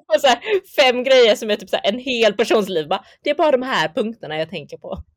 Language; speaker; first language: Swedish; early bilingual, other home language; Chinese